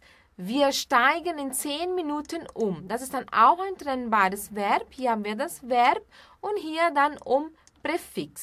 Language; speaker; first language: German; non-native, fluent; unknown